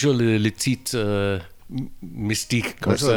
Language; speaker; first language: French; non-native, learner; English